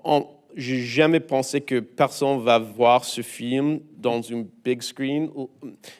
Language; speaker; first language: French; non-native, learner; English